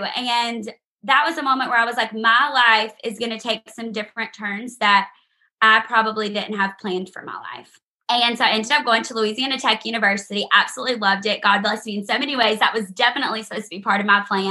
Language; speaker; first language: English; native; English